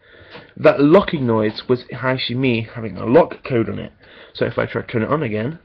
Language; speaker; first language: English; native; English